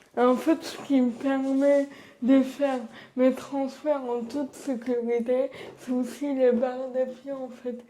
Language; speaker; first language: French; early bilingual, other home language; Arabic